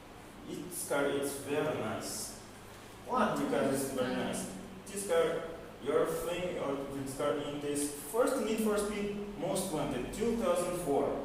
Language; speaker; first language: English; non-native, learner; Portuguese